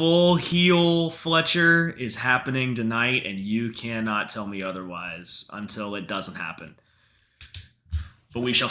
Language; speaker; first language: English; native; English